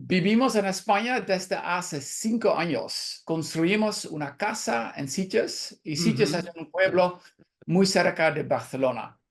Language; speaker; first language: Spanish; non-native, learner; Dutch